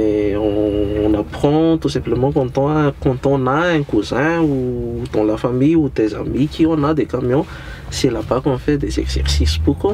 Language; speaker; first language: French; non-native, local second language; Malagasy